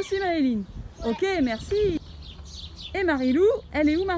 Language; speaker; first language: French; native; French